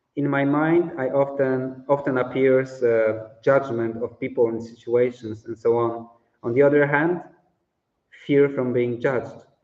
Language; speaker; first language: English; non-native, fluent; Polish